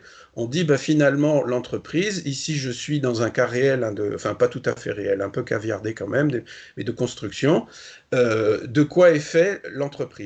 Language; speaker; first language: French; native; French